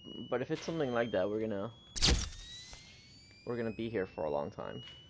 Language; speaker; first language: English; native; English